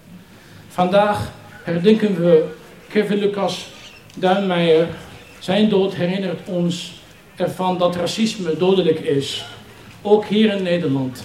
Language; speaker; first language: Dutch; non-native, fluent; Arabic